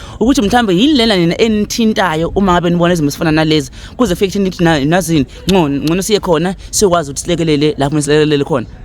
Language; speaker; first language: Zulu; native; Zulu